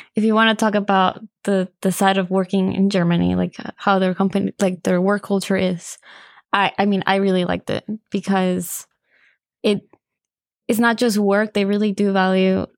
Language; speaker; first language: English; non-native, fluent; Spanish